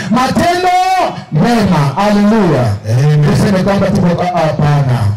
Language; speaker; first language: Swahili; non-native, local second language; Gusii